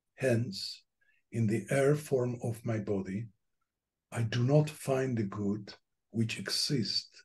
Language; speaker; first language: English; non-native, fluent; Spanish